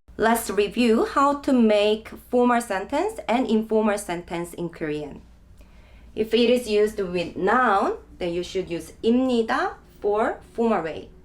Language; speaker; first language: English; non-native, fluent; Korean